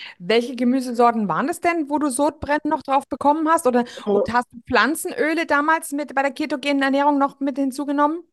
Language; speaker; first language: German; native; German